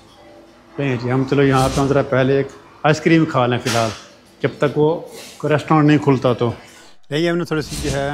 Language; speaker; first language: Spanish; non-native, learner; Urdu